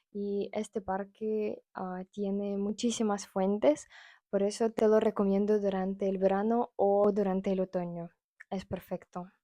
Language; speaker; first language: Spanish; non-native, fluent; Russian